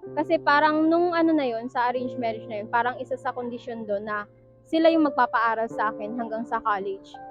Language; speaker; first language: Filipino; native; Filipino